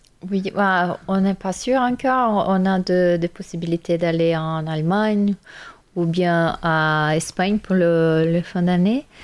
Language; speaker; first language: French; non-native, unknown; Portuguese